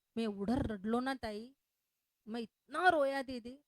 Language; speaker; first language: Hindi; non-native, local second language; Marathi